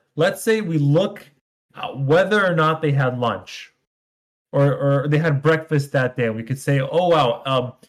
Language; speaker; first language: English; non-native, fluent; Hebrew